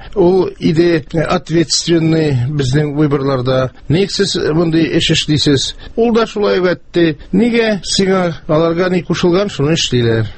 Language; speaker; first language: Tatar; native; Tatar